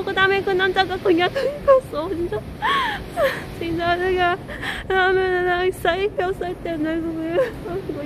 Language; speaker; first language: Korean; non-native, learner; Cantonese